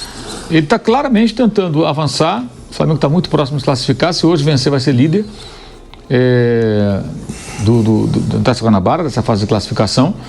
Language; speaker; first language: Portuguese; native; Portuguese